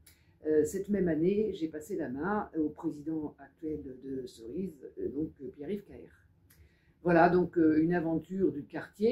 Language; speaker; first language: French; native; French